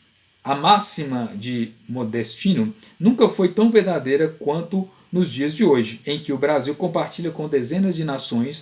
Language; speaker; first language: Portuguese; native; Portuguese